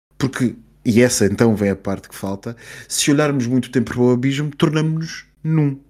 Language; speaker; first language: Portuguese; native; Portuguese